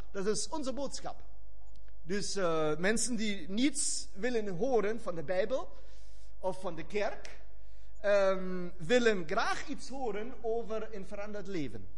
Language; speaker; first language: Dutch; non-native, fluent; German